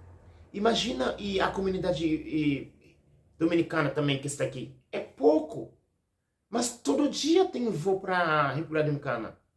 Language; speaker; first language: Portuguese; non-native, learner; Haitian Creole